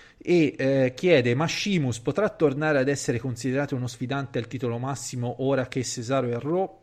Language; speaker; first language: Italian; native; Italian